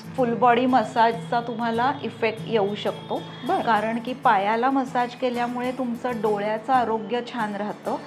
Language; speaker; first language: Marathi; native; Marathi